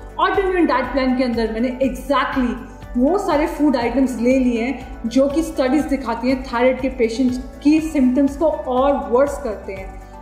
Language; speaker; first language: Hindi; native; Hindi